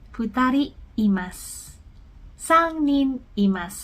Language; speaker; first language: Japanese; non-native, fluent; Indonesian